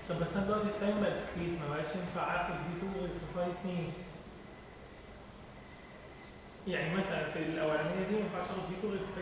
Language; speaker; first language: Arabic; native; Arabic